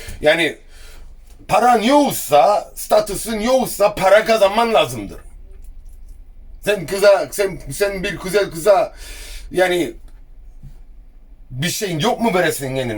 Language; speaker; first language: Turkish; early bilingual, heritage; Turkish